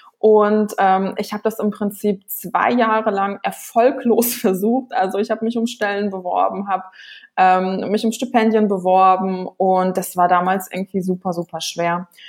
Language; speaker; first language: German; early bilingual, other home language; Russian